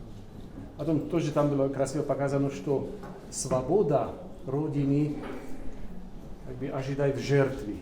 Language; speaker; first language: Russian; non-native, fluent; Azerbaijani